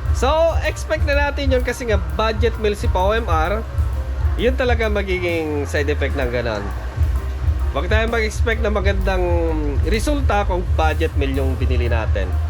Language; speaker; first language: Filipino; non-native, local second language; Iloko